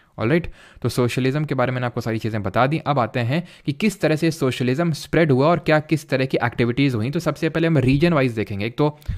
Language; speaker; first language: Hindi; native; Hindi